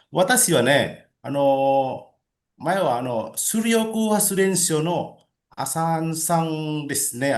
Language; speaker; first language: Japanese; non-native, learner; Indonesian